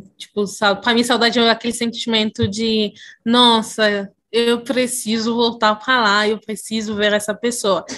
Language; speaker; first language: Portuguese; early bilingual, other home language; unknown